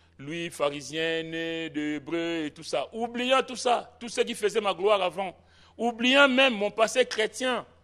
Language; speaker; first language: French; non-native, local second language; Lingala